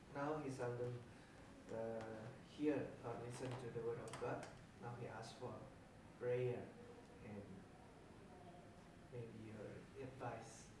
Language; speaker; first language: English; non-native, fluent; Indonesian